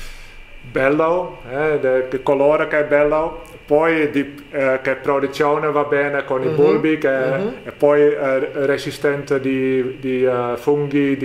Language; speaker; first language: Italian; non-native, learner; Dutch